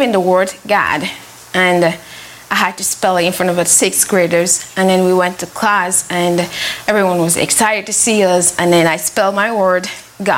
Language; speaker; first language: English; non-native, fluent; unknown